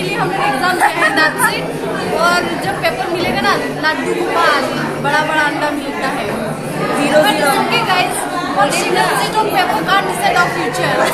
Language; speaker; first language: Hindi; non-native, local second language; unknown